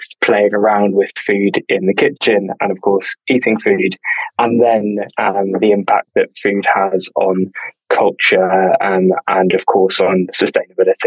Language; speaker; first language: English; native; English